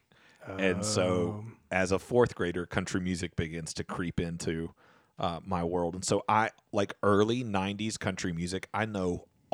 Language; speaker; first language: English; native; English